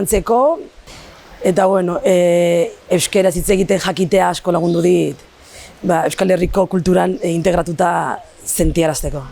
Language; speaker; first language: Basque; non-native, local second language; Arabic